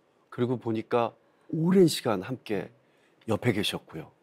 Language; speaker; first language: Korean; native; Korean